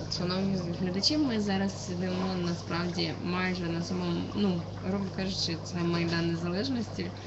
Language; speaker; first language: Ukrainian; native; Ukrainian